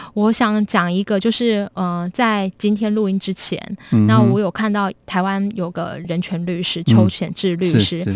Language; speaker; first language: Chinese; non-native, local second language; Min Nan Chinese